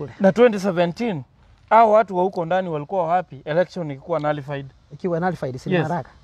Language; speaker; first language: Swahili; non-native, local second language; Gusii